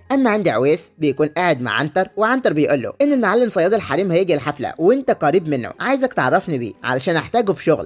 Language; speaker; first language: Arabic; native; Arabic